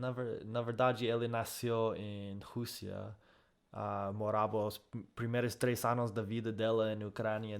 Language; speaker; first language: Portuguese; non-native, fluent; English